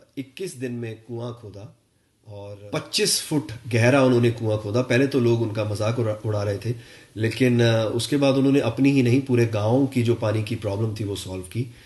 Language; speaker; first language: Hindi; non-native, local second language; Punjabi